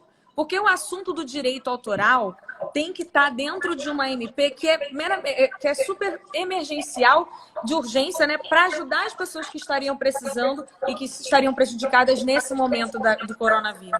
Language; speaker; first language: Portuguese; native; Portuguese